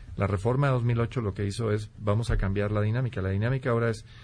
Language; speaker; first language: Spanish; native; Spanish